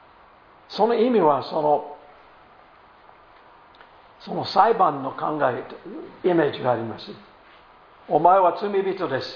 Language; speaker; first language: Japanese; non-native, fluent; English